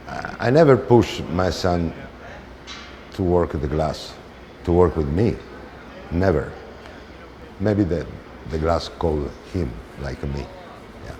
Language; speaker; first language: English; non-native, fluent; Italian